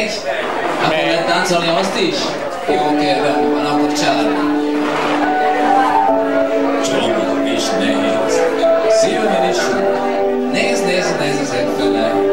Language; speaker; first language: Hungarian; non-native, learner; Italian